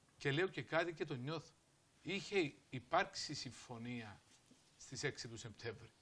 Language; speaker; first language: Greek; native; Greek